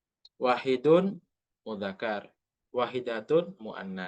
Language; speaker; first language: Arabic; non-native, fluent; Indonesian